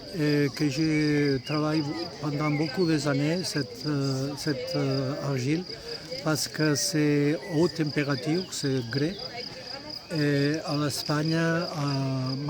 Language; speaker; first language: French; non-native, fluent; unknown